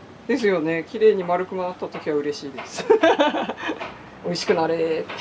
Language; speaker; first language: Japanese; native; Japanese